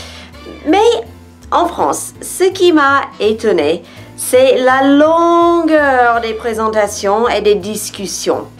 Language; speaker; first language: French; non-native, fluent; English